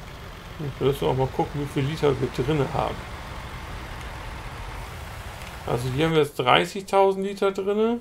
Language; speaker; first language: German; native; German